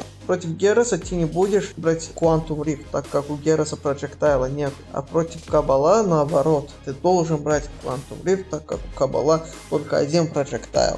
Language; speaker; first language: Russian; native; Russian